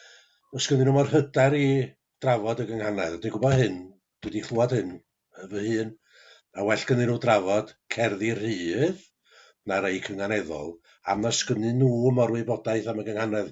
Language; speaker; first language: Welsh; native; Welsh